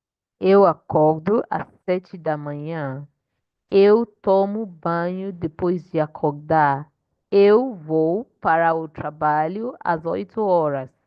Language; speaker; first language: Portuguese; non-native, fluent; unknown